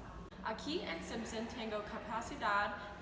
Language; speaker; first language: Spanish; non-native, learner; English